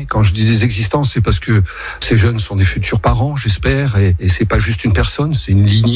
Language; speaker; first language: French; native; French